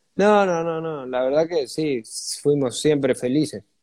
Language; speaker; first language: Spanish; native; Spanish